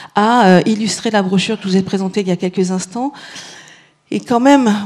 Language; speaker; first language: French; native; French